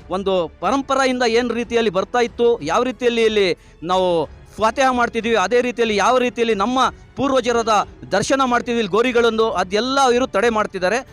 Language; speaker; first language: Kannada; non-native, local second language; Urdu